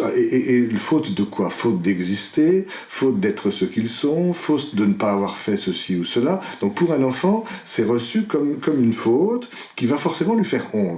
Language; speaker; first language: French; native; French